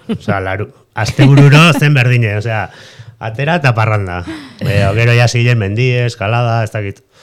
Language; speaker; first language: Basque; native; Basque